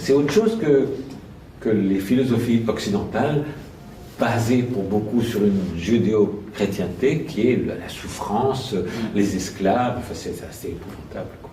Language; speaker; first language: French; native; French